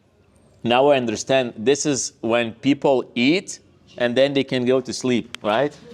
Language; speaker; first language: English; non-native, learner; Lithuanian